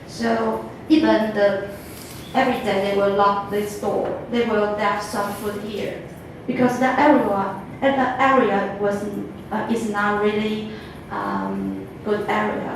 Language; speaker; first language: English; non-native, fluent; Chinese